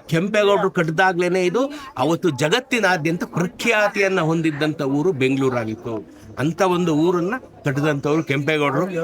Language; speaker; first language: Kannada; native; Kannada